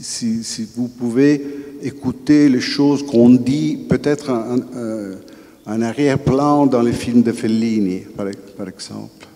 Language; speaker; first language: French; non-native, fluent; Italian